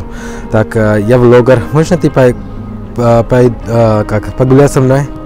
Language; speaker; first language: Russian; non-native, learner; Hindi